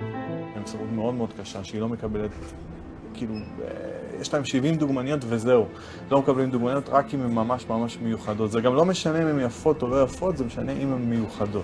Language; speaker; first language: Hebrew; native; Hebrew